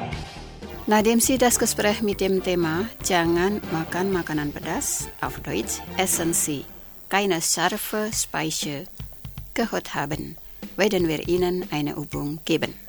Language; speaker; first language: German; non-native, fluent; Indonesian